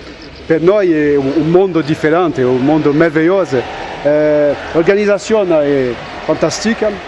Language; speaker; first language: Italian; non-native, learner; French